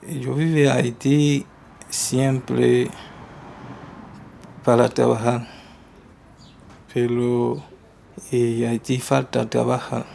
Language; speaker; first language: Spanish; non-native, learner; Haitian Creole